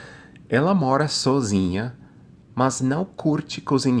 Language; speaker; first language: Portuguese; non-native, fluent; English